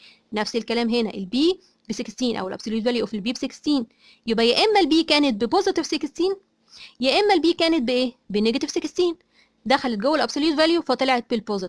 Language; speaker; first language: Arabic; native; Arabic